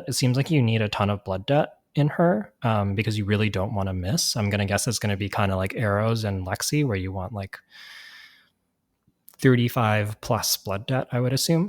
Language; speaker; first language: English; native; English